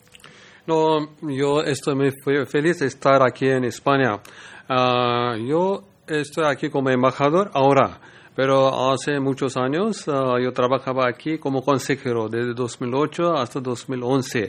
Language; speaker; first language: Spanish; non-native, learner; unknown